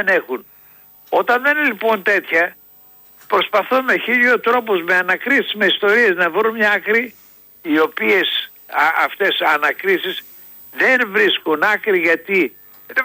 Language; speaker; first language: Greek; native; Greek